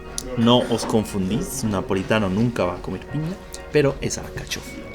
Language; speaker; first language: Spanish; non-native, fluent; Italian